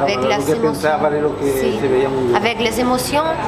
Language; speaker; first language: French; non-native, learner; Spanish